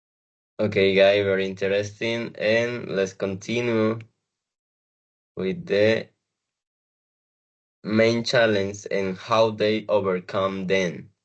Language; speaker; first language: English; non-native, learner; Spanish